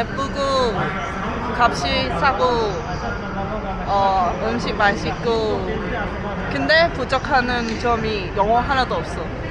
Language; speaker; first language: Korean; non-native, fluent; Cantonese